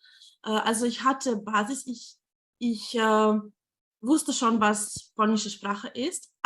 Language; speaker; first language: German; non-native, fluent; Ukrainian